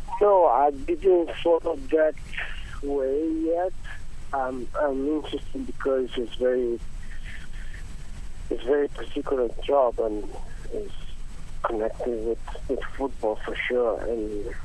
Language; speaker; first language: English; non-native, learner; Italian